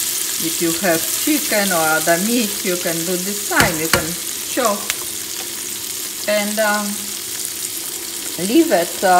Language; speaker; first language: English; non-native, learner; Polish